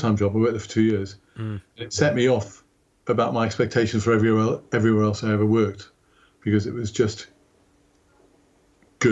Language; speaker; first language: English; native; English